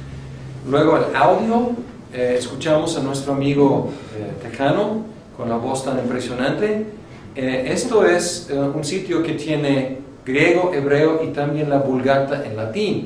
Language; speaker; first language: Spanish; non-native, fluent; English